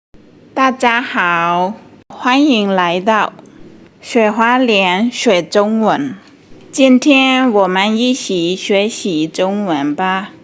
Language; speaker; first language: Chinese; non-native, fluent; Burmese